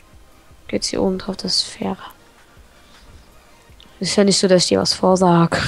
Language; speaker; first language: German; native; German